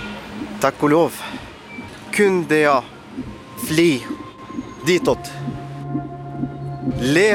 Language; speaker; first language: Swedish; non-native, fluent; Arabic